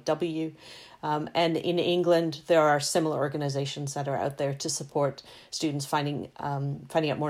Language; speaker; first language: English; native; English